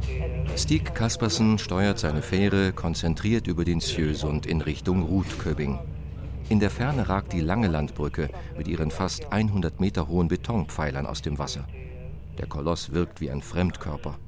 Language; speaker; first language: German; native; German